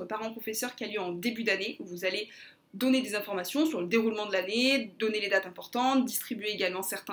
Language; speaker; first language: French; native; French